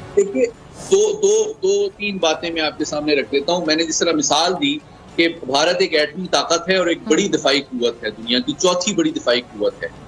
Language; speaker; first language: Urdu; native; Urdu